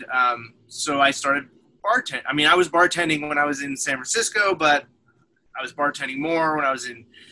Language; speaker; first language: English; native; English